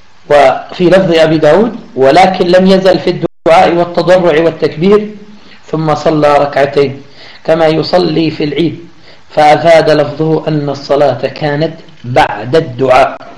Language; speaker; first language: Arabic; native; Arabic